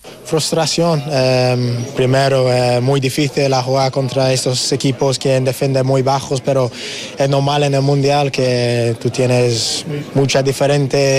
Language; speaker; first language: Spanish; non-native, learner; English